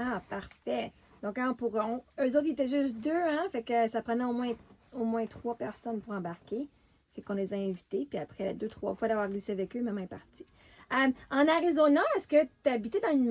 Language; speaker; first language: French; native; French